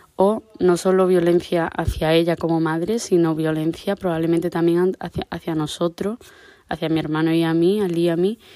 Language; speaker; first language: Spanish; native; Spanish